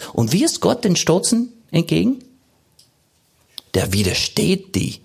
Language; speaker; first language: German; non-native, fluent; English